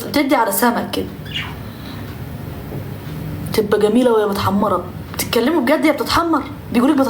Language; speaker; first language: Arabic; native; Arabic